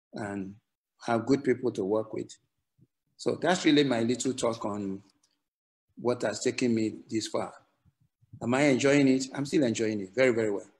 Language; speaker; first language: English; non-native, local second language; Yoruba